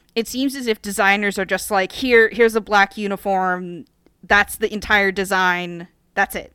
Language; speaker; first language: English; native; English